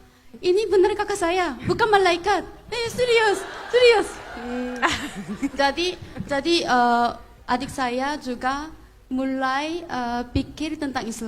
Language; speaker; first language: Indonesian; non-native, fluent; Korean